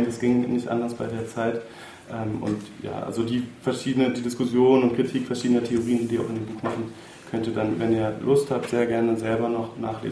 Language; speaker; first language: German; native; German